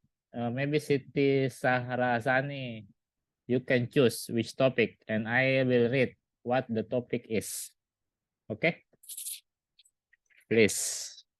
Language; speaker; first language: English; non-native, learner; Indonesian